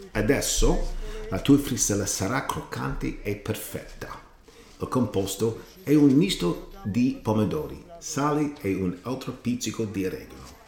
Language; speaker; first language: Italian; non-native, learner; English